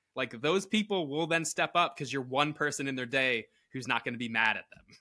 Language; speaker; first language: English; native; English